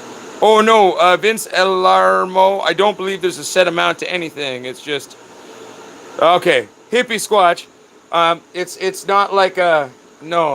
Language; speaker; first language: English; native; English